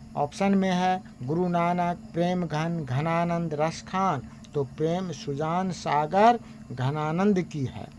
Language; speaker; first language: Hindi; native; Hindi